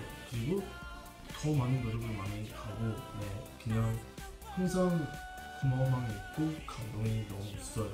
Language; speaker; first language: Korean; non-native, fluent; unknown